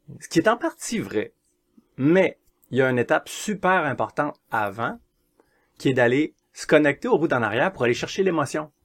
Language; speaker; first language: French; native; French